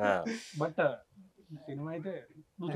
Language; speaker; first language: Telugu; native; Telugu